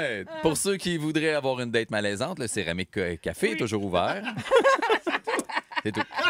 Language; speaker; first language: French; native; French